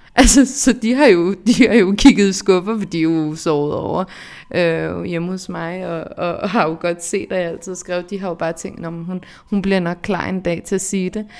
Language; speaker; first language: Danish; early bilingual, other home language; Central Kurdish